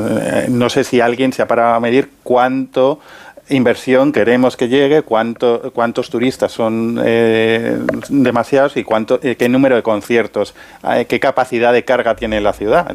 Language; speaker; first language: Spanish; native; Spanish